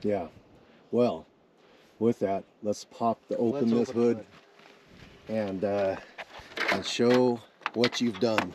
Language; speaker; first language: English; native; English